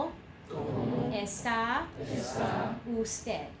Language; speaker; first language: Spanish; non-native, fluent; English